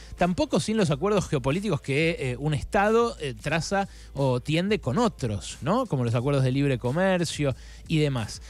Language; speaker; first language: Spanish; native; Spanish